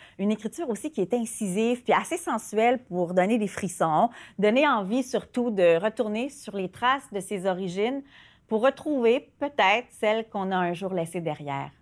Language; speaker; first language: French; native; French